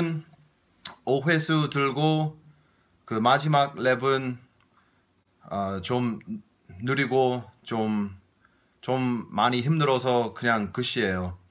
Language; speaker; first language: Korean; non-native, fluent; English